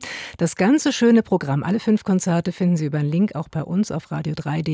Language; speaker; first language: German; native; German